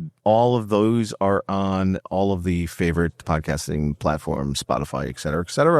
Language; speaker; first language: English; native; English